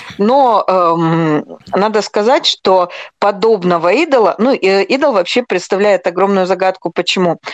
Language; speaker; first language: Russian; native; Russian